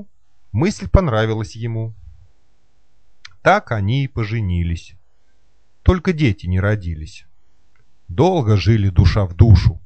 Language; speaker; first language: Russian; native; Russian